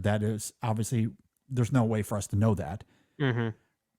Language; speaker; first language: English; native; English